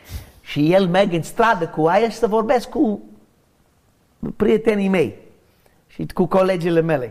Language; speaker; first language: Romanian; early bilingual, heritage; Romanian